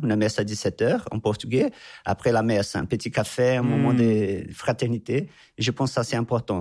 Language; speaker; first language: French; non-native, fluent; Portuguese